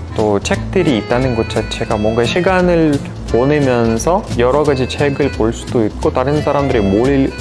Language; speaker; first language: Korean; non-native, fluent; Russian